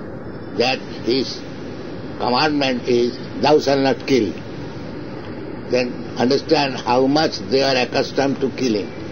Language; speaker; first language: English; non-native, local second language; Bangla